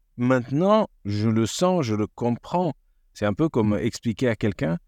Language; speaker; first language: French; non-native, fluent; Portuguese